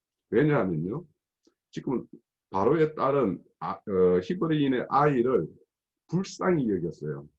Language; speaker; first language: Korean; native; Korean